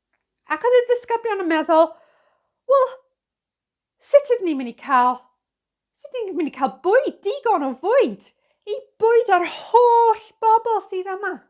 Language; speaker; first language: Welsh; non-native, fluent; English